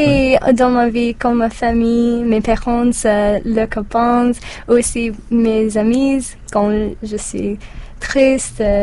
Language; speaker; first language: French; non-native, learner; English